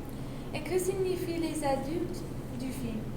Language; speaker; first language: French; non-native, learner; English